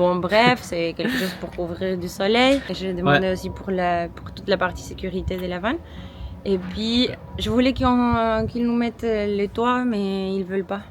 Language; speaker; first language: French; non-native, fluent; Spanish